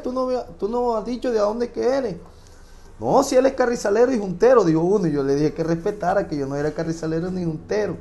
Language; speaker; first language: Spanish; native; Spanish